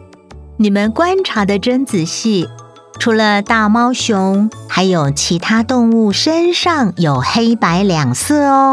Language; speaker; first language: Chinese; native; Chinese